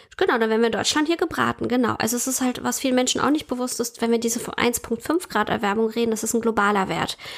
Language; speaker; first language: German; early bilingual, other home language; Russian